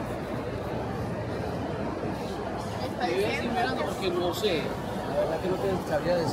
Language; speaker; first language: Spanish; non-native, learner; Swedish